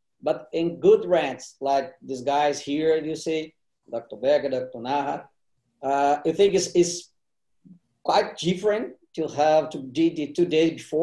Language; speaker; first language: English; non-native, fluent; Portuguese